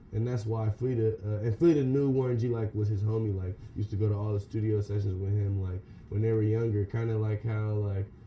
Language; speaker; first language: English; native; English